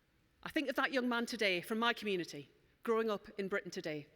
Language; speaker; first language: English; native; English